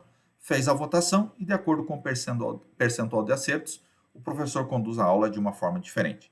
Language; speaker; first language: Portuguese; native; Portuguese